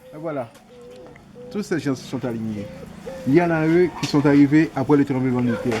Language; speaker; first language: French; non-native, local second language; Haitian Creole